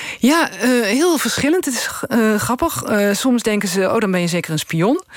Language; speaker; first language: Dutch; native; Dutch